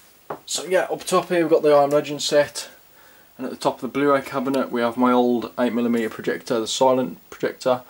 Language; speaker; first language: English; native; English